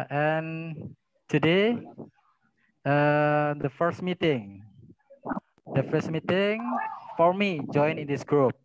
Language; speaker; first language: English; non-native, learner; Indonesian